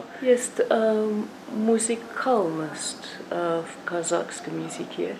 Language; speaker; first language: Russian; non-native, learner; English